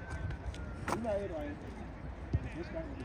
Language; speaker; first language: Danish; native; Danish